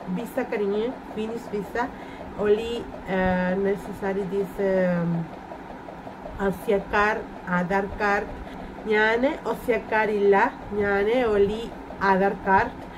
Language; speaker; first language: English; non-native, learner; Spanish